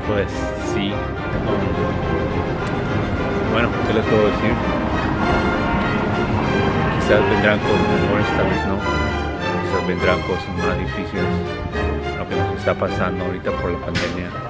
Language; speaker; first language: Spanish; non-native, local second language; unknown